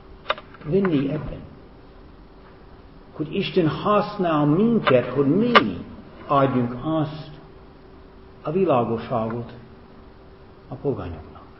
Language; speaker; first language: Hungarian; non-native, fluent; English